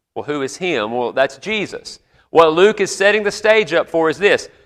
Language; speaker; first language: English; native; English